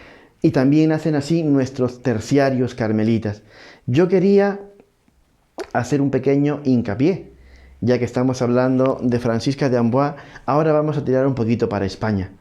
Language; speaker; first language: Spanish; native; Spanish